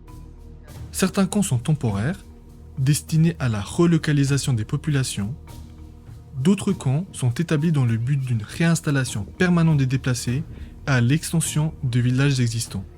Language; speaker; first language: French; native; French